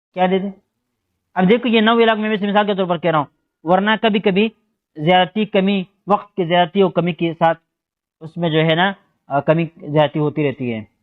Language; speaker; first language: Urdu; non-native, local second language; Pashto